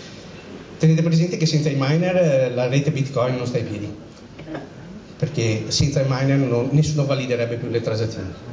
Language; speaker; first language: Italian; native; Italian